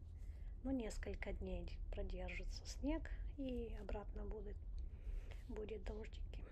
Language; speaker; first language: Russian; non-native, local second language; Romanian